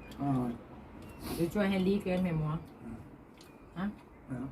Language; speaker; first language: Danish; non-native, learner; Thai